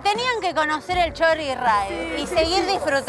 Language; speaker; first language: Spanish; native; Spanish